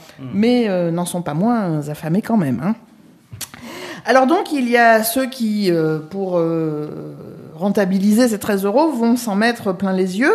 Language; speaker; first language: French; native; French